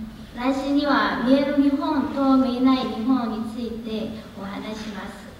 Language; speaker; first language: Japanese; non-native, learner; Chinese